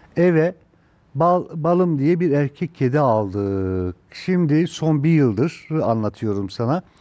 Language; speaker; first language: Turkish; native; Turkish